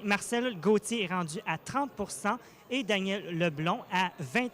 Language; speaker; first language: French; native; French